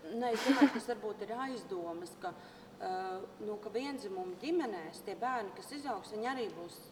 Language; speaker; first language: Latvian; native; Latvian